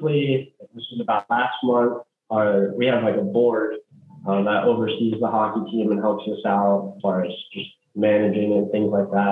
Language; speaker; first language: English; native; English